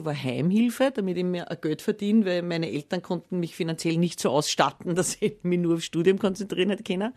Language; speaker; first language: German; native; German